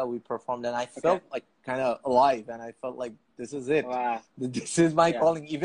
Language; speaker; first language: English; non-native, local second language; Bangla